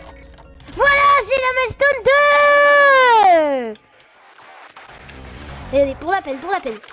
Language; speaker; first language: French; native; French